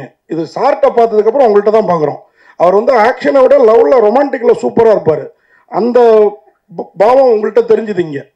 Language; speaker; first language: Tamil; native; Tamil